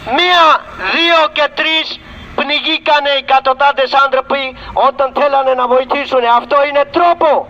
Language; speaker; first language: Greek; non-native, learner; Urdu